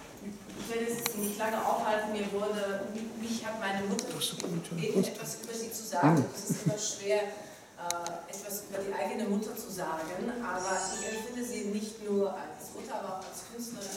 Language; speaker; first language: German; non-native, fluent; Slovak